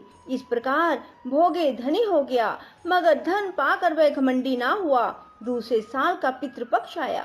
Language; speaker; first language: Hindi; native; Hindi